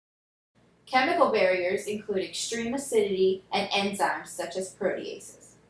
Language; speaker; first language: English; native; English